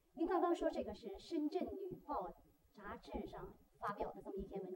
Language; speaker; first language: Chinese; native; Chinese